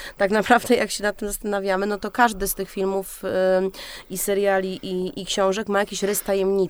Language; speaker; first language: Polish; native; Polish